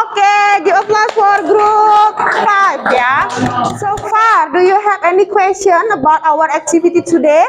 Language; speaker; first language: English; non-native, fluent; Indonesian